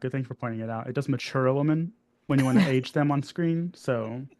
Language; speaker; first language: English; native; English